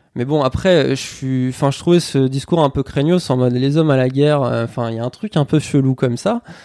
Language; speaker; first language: French; native; French